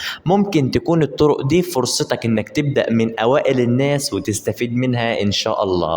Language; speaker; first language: Arabic; native; Arabic